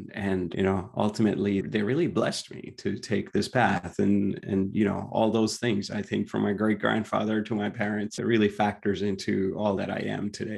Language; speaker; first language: English; non-native, local second language; Gujarati